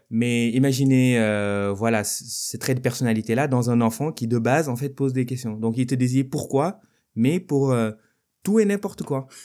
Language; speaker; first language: French; non-native, local second language; Wolof